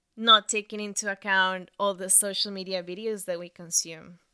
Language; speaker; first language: English; non-native, fluent; Spanish